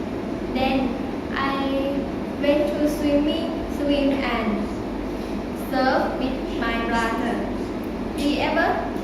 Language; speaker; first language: English; non-native, learner; Thai